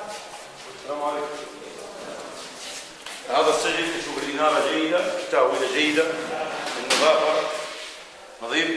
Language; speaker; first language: Arabic; native; Arabic